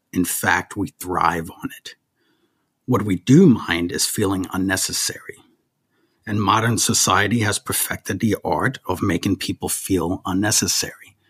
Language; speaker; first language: English; early bilingual, other home language; German